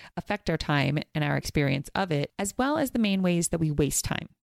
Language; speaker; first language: English; native; English